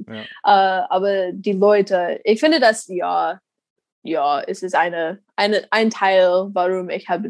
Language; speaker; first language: German; non-native, fluent; English